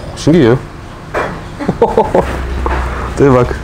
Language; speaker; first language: Korean; non-native, learner; French